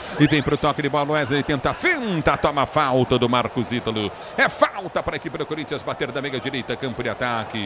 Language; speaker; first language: Portuguese; native; Portuguese